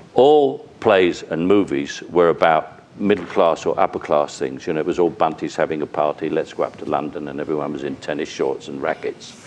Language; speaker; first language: English; native; English